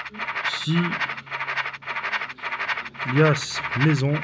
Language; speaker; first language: French; native; French